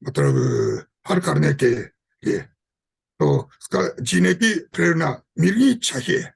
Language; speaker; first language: Hindi; non-native, fluent; Japanese